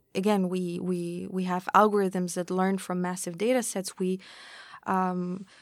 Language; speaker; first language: English; non-native, fluent; German